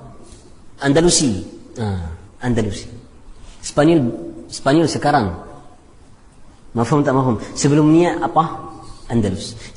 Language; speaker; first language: Indonesian; non-native, fluent; Arabic